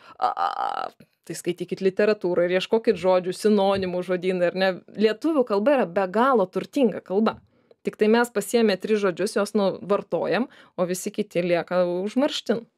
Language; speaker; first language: Lithuanian; native; Lithuanian